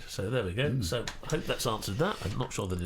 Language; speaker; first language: English; native; English